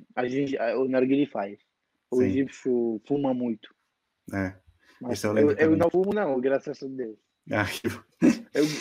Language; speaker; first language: Portuguese; non-native, fluent; Arabic